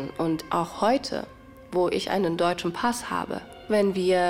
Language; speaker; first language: German; early bilingual, other home language; Persian